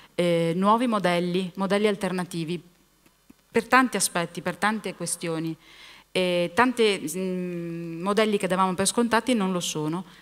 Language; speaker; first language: Italian; native; Italian